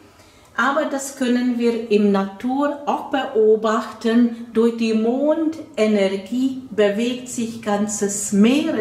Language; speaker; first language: German; non-native, fluent; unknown